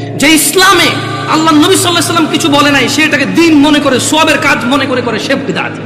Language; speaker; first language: Bangla; early bilingual, heritage; Bangla